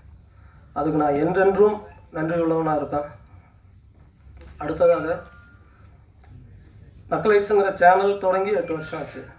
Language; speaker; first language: Tamil; native; Tamil